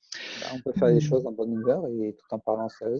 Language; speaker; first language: French; native; French